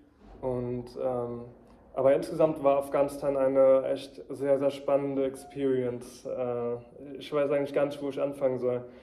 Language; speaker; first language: German; early bilingual, heritage; German